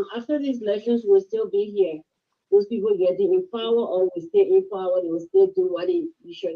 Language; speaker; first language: English; native; English